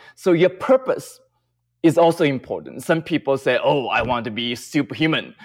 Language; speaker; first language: English; non-native, fluent; Chinese